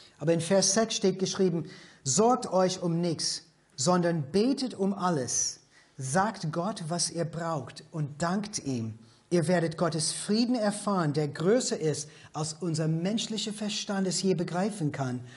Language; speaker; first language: German; non-native, fluent; English